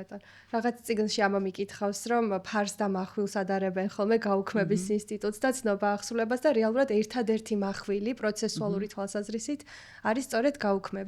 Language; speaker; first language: Georgian; native; Georgian